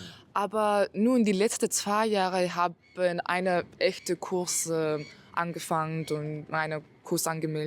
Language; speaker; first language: German; non-native, learner; Mongolian